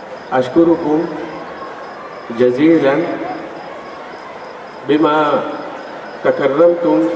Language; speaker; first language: Arabic; non-native, fluent; Urdu